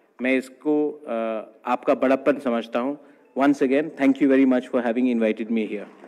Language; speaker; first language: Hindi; non-native, local second language; Kok Borok